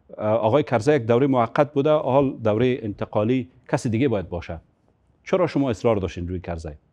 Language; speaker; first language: Persian; native; Persian